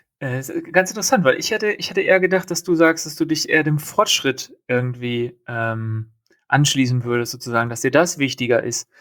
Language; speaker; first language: German; native; German